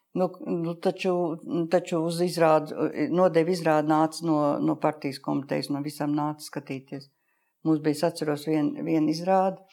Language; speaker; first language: Latvian; native; Latvian